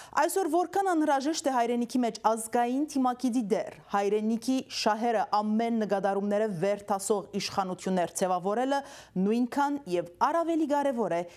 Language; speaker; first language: Armenian; early bilingual, heritage; Armenian